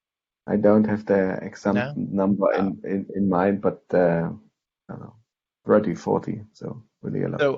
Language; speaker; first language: English; non-native, fluent; German